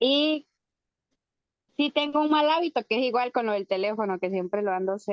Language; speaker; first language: Spanish; native; Spanish